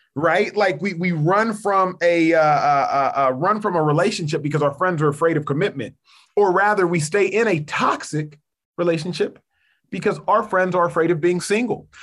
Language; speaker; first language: English; early bilingual, other home language; Yoruba